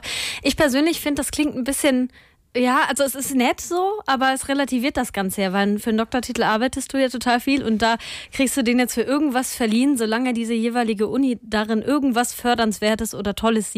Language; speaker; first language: German; native; German